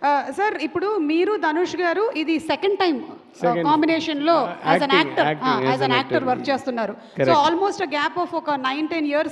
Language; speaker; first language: Telugu; native; Telugu